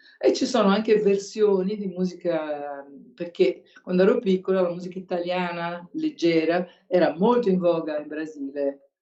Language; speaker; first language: Italian; non-native, fluent; Portuguese